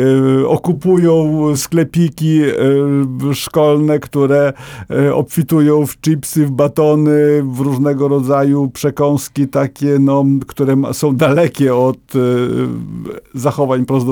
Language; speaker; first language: Polish; native; Polish